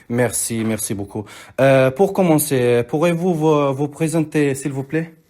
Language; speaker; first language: French; non-native, learner; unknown